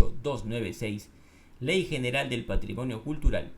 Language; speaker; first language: Spanish; native; Spanish